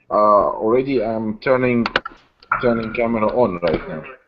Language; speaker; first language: English; non-native, learner; Arabic